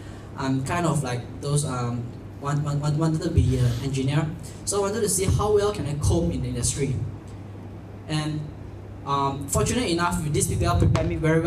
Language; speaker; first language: English; non-native, local second language; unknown